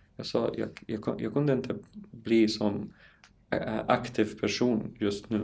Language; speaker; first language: Swedish; non-native, learner; Arabic